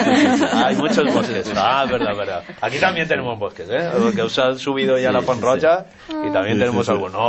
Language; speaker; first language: Spanish; native; Spanish